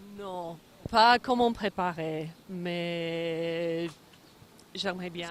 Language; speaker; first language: French; non-native, fluent; English